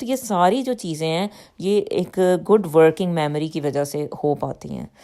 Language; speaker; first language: Urdu; native; Urdu